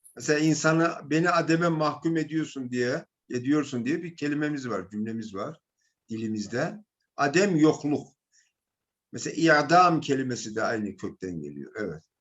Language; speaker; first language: Turkish; native; Turkish